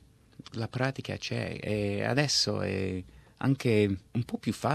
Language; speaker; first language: Italian; early bilingual, heritage; Italian